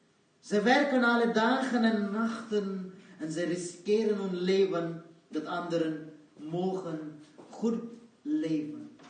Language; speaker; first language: Dutch; non-native, fluent; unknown